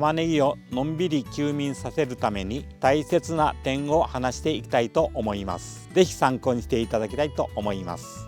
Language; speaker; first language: Japanese; native; Japanese